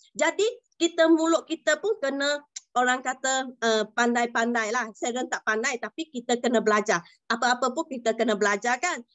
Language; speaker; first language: Malay; non-native, local second language; Chinese